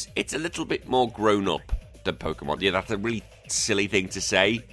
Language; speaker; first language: English; native; English